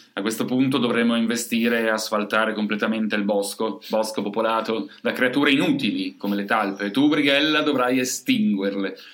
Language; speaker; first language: Italian; native; Italian